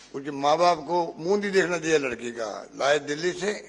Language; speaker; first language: Hindi; native; Hindi